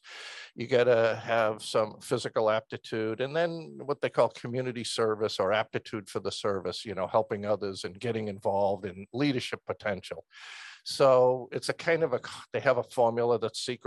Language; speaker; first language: English; native; English